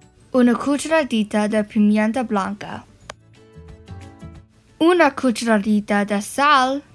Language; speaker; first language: Spanish; non-native, learner; English